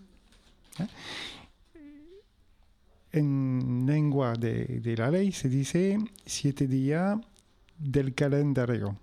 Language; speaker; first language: Spanish; non-native, fluent; French